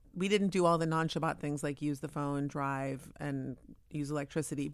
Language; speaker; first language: English; native; English